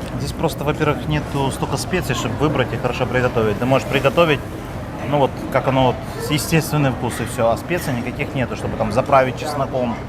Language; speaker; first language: Russian; native; Russian